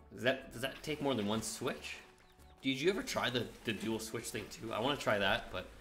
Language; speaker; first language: English; native; English